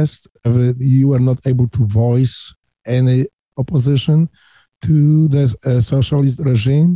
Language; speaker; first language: English; non-native, fluent; Polish